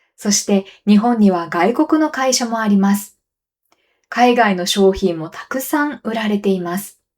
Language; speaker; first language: Japanese; native; Japanese